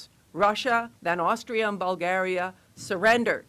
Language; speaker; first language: English; native; English